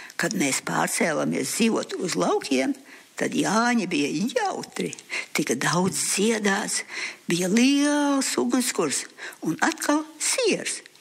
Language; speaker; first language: Latvian; early bilingual, heritage; Latvian